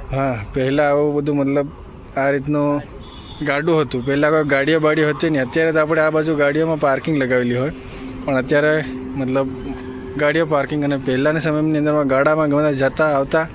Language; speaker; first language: Gujarati; non-native, local second language; Bhili